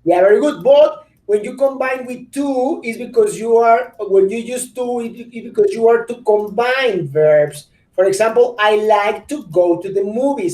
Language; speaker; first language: English; non-native, fluent; Spanish